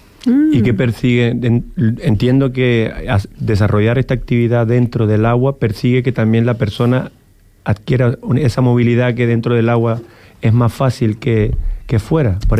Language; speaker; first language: Spanish; native; Spanish